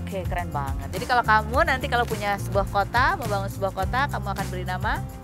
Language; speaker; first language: Indonesian; native; Indonesian